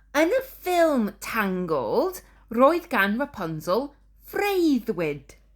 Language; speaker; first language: Welsh; non-native, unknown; English